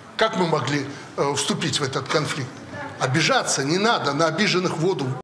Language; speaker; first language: Russian; native; Russian